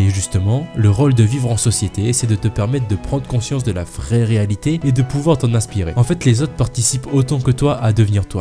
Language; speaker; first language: French; native; French